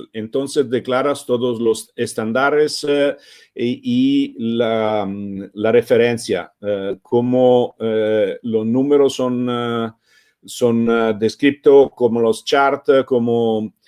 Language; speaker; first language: Spanish; non-native, fluent; Italian